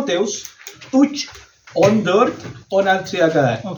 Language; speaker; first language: Turkish; non-native, learner; Spanish